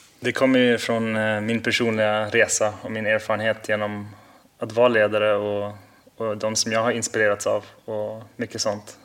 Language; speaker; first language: Swedish; early bilingual, heritage; Swedish